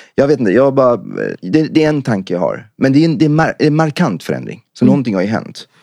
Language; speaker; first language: Swedish; early bilingual, other home language; Persian